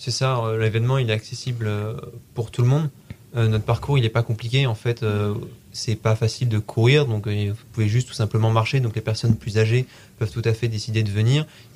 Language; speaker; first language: French; native; French